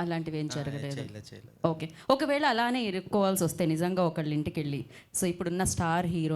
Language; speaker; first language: Telugu; native; Telugu